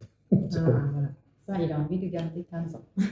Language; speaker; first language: French; non-native, fluent; Japanese